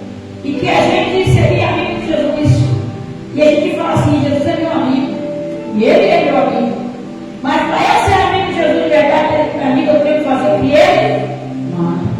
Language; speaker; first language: Portuguese; native; Portuguese